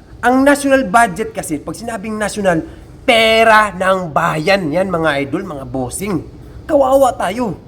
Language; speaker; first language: Filipino; native; Filipino